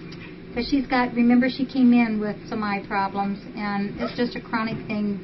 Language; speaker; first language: English; native; English